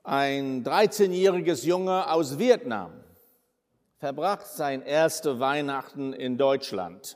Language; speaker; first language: German; non-native, fluent; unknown